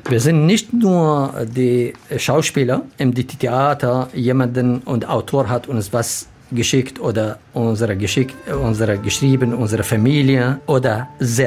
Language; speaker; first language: German; non-native, learner; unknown